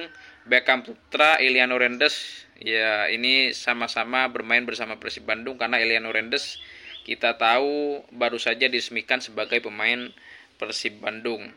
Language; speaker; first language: Indonesian; native; Indonesian